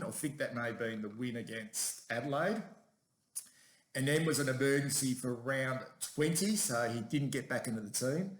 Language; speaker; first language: English; native; English